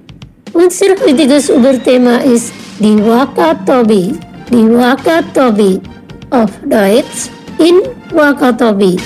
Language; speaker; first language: German; non-native, fluent; Indonesian